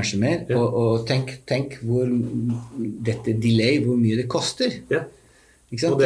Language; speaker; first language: Norwegian; non-native, fluent; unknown